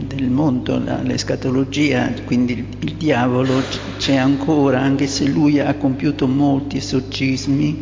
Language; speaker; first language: Italian; native; Italian